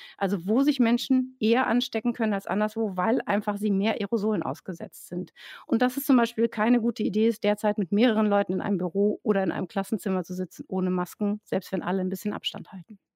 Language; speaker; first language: German; native; German